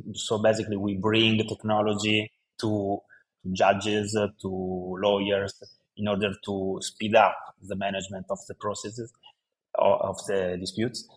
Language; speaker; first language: English; non-native, fluent; Italian